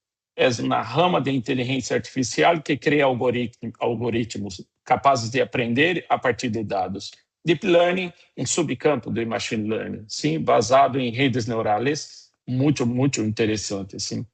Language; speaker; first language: Portuguese; non-native, fluent; Spanish